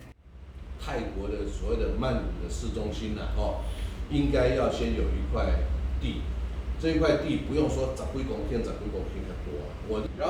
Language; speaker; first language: Chinese; native; Chinese